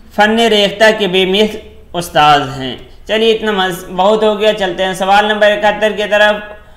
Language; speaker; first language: Urdu; native; Urdu